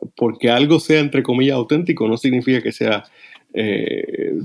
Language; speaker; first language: Spanish; native; Spanish